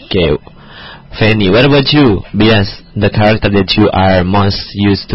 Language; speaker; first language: English; non-native, learner; Indonesian